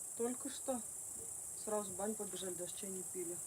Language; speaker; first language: Russian; native; Russian